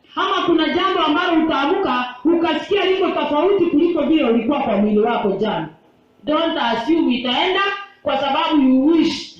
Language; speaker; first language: Swahili; non-native, local second language; Gusii